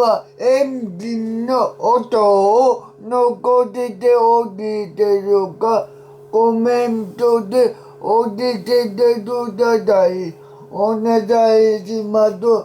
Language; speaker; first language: Japanese; non-native, learner; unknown